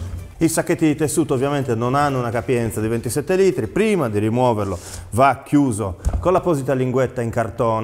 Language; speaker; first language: Italian; native; Italian